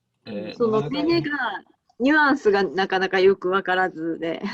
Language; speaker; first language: Japanese; native; Japanese